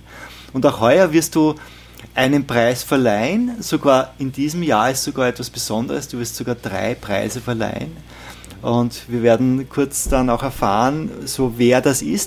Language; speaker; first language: German; native; German